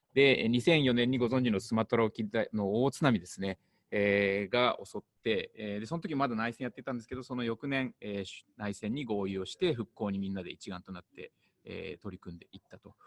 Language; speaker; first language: Japanese; native; Japanese